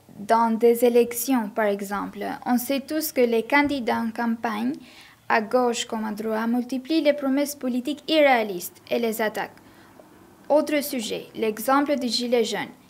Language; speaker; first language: French; non-native, fluent; Albanian